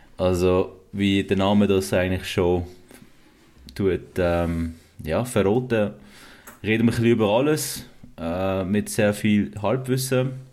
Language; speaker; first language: German; early bilingual, other home language; Kurdish